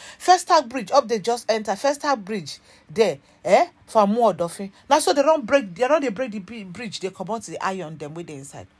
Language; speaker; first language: Nigerian Pidgin; native; Nigerian Pidgin